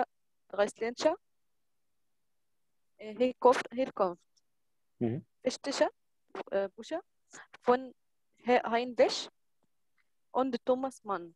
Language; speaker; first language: German; non-native, learner; Arabic